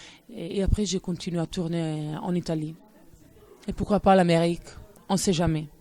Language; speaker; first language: French; non-native, fluent; Italian